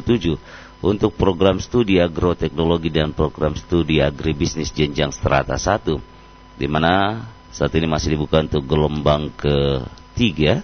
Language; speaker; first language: Indonesian; native; Indonesian